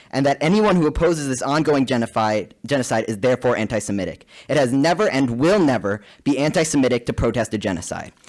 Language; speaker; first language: English; native; English